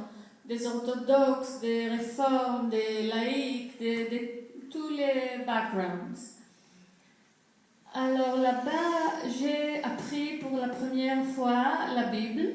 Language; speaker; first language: French; non-native, fluent; Greek